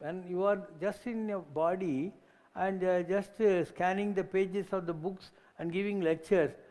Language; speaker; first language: English; non-native, local second language; Tamil